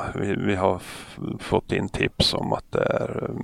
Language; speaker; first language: Swedish; native; Swedish